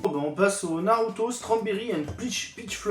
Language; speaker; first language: French; native; French